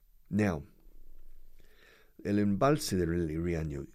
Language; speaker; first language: Spanish; non-native, fluent; English